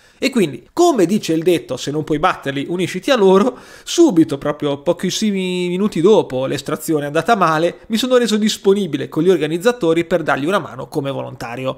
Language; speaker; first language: Italian; native; Italian